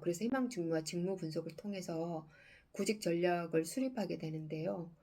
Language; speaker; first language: Korean; native; Korean